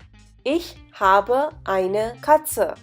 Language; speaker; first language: German; non-native, fluent; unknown